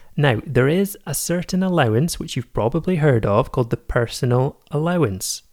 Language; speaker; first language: English; native; English